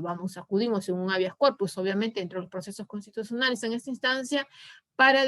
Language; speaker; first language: Spanish; native; Spanish